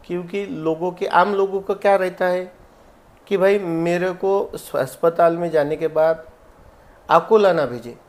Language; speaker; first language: Hindi; non-native, local second language; Marathi